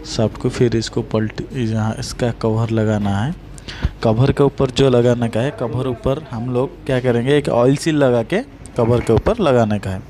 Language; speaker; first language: Hindi; non-native, local second language; Odia